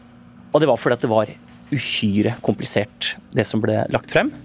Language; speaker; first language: Norwegian; native; Norwegian